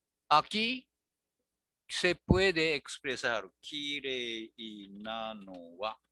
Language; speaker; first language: Spanish; non-native, learner; Japanese